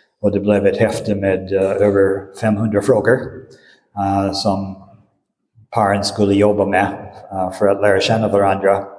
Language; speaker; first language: Swedish; non-native, fluent; English